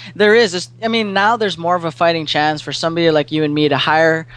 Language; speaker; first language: English; non-native, local second language; Filipino